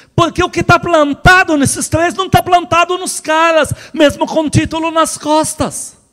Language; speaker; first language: Portuguese; non-native, fluent; Arabic